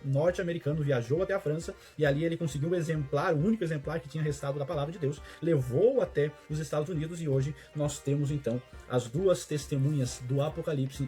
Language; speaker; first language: Portuguese; native; Portuguese